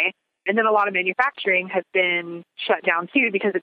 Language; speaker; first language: English; native; English